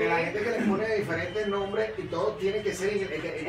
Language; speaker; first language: Spanish; native; Spanish